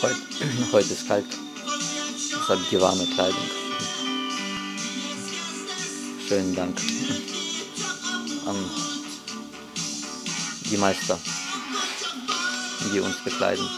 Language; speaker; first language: German; non-native, fluent; Russian